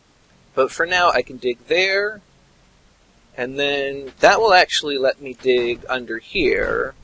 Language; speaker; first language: English; native; English